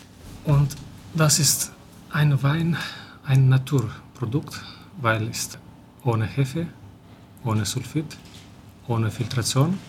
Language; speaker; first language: German; non-native, local second language; Romanian